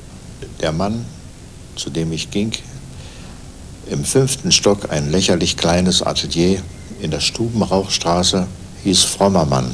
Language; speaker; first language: German; native; German